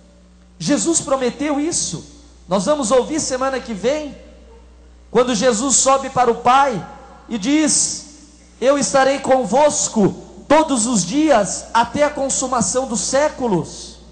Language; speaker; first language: Portuguese; native; Portuguese